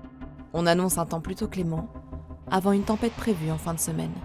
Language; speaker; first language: French; native; French